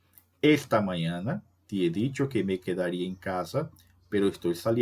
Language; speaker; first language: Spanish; non-native, fluent; Portuguese